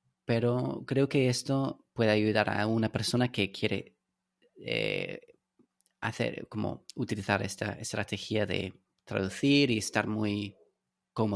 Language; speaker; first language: Spanish; non-native, fluent; English